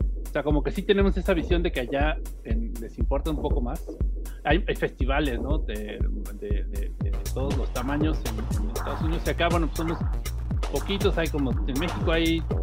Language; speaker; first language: Spanish; native; Spanish